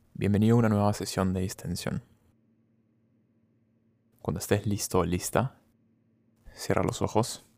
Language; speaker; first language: Spanish; native; Spanish